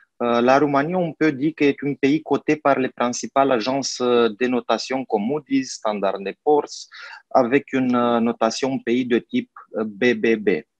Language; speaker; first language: French; non-native, fluent; Romanian